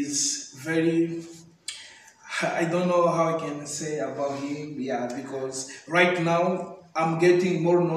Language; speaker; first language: English; non-native, fluent; Portuguese